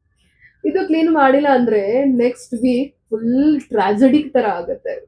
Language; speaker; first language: Kannada; non-native, learner; Marathi